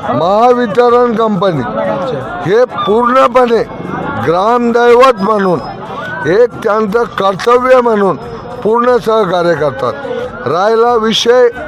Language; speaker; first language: Marathi; native; Marathi